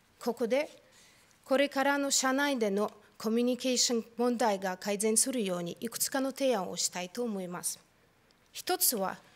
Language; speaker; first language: Japanese; non-native, fluent; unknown